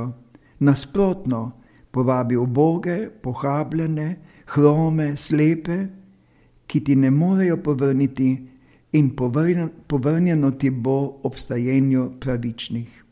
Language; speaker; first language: Slovenian; native; Slovenian